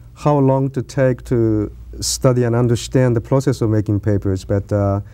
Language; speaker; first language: English; non-native, learner; Japanese